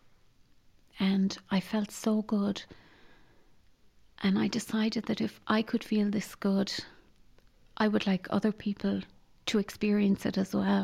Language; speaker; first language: English; native; English